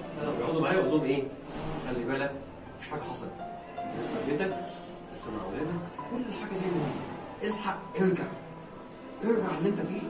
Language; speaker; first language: Arabic; native; Arabic